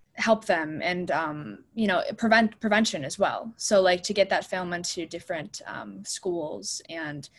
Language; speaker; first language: English; native; English